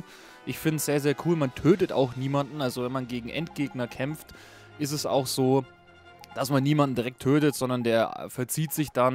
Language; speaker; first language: German; native; German